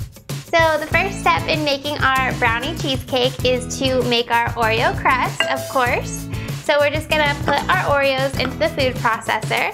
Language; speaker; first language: English; native; English